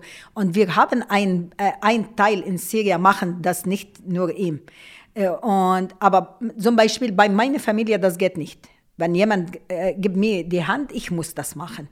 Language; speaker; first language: German; non-native, local second language; Arabic